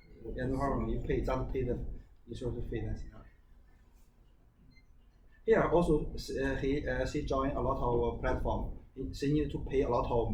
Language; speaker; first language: English; non-native, learner; Chinese